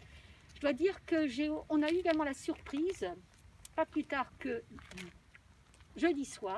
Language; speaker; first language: French; native; French